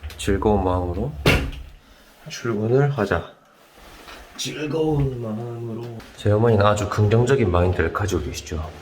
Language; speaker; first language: Korean; native; Korean